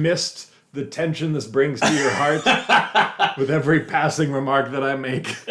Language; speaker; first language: English; native; English